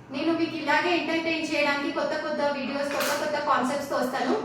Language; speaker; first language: Telugu; non-native, learner; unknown